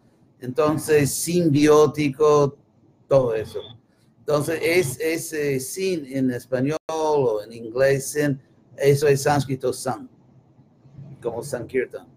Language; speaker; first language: Spanish; non-native, fluent; English